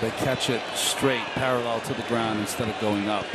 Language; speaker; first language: English; native; English